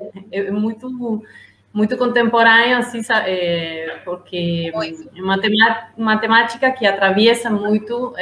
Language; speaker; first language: Portuguese; non-native, learner; Spanish